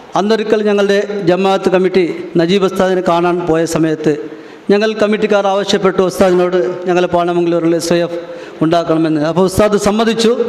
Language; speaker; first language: Malayalam; non-native, local second language; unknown